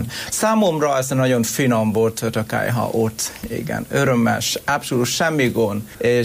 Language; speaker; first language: Hungarian; non-native, learner; Vietnamese